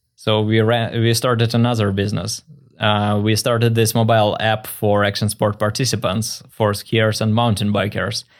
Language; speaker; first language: English; non-native, fluent; Russian